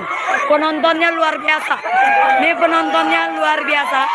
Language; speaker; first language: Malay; non-native, local second language; Minangkabau